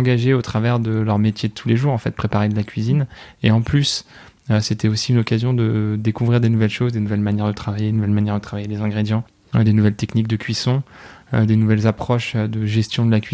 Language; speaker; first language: French; native; French